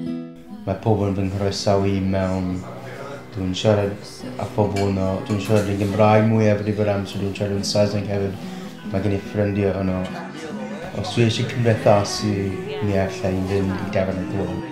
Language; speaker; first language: Welsh; non-native, fluent; English